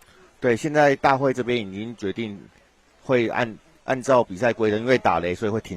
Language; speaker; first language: Chinese; native; Chinese